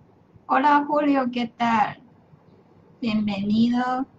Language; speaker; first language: Spanish; non-native, fluent; Chinese